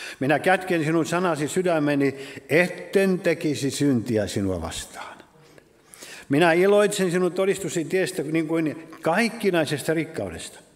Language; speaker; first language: Finnish; native; Finnish